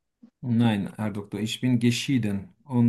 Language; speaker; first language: German; non-native, learner; Turkish